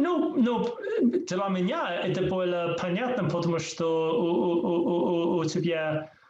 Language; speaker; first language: Russian; non-native, learner; English